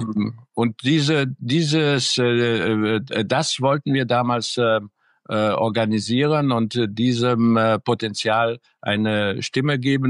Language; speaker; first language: German; early bilingual, other home language; Greek